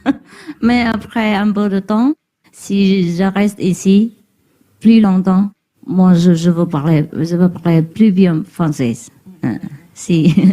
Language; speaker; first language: French; non-native, learner; Chinese